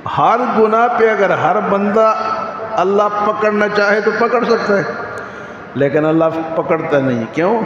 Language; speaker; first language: Urdu; non-native, local second language; Pashto